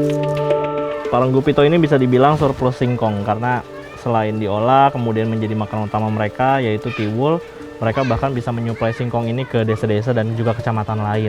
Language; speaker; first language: Indonesian; native; Indonesian